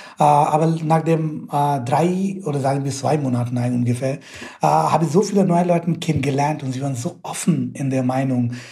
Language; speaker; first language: German; non-native, fluent; Hindi